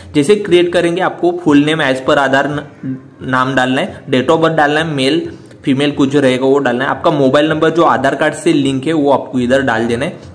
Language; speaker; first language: Hindi; non-native, local second language; Marathi